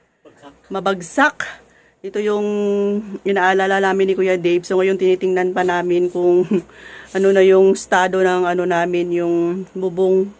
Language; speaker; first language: Filipino; non-native, local second language; Cebuano